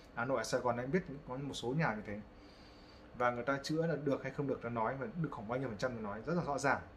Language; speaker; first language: Vietnamese; native; Vietnamese